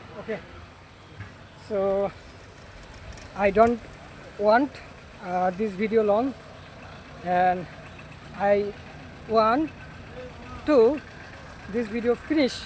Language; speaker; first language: English; non-native, learner; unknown